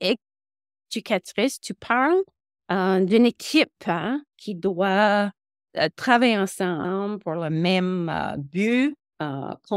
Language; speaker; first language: French; non-native, local second language; English